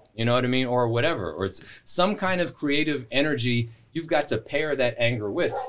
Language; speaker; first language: English; native; English